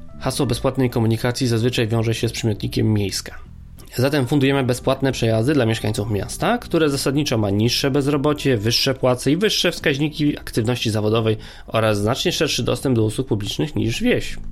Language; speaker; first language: Polish; native; Polish